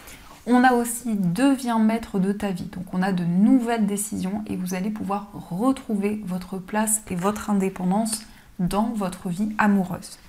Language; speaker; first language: French; native; French